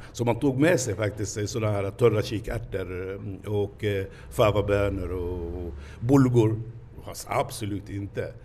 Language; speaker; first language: Swedish; non-native, fluent; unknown